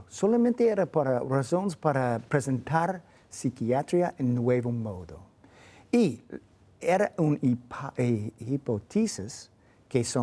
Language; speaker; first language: Spanish; non-native, fluent; English